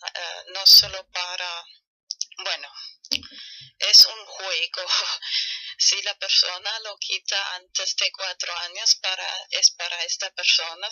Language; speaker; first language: Spanish; non-native, fluent; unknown